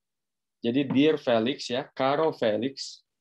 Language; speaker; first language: Indonesian; native; Indonesian